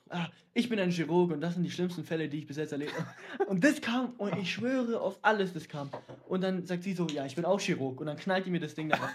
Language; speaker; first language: German; early bilingual, other home language; Dutch